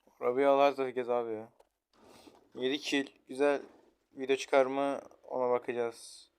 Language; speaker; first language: Turkish; native; Turkish